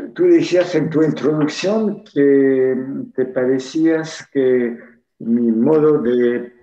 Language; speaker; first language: Spanish; non-native, fluent; French